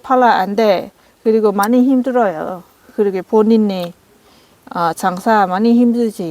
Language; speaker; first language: Korean; non-native, learner; Lao